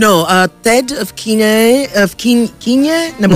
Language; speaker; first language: Czech; non-native, fluent; English